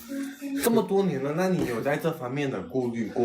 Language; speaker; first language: Chinese; native; Chinese